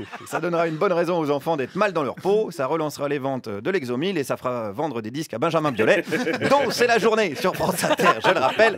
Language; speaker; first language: French; native; French